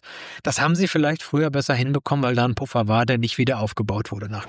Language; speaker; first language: German; native; German